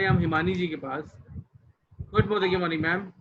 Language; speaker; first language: Hindi; native; Hindi